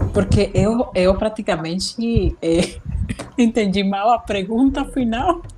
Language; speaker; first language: Portuguese; non-native, fluent; Spanish